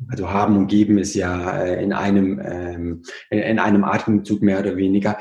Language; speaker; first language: German; early bilingual, other home language; Italian